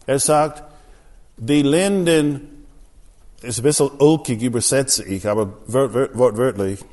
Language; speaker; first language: German; non-native, fluent; English